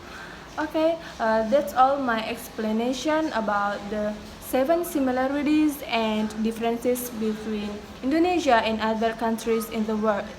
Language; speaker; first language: English; non-native, learner; Indonesian